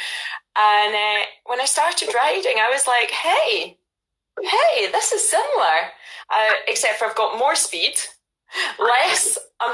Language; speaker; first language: English; native; English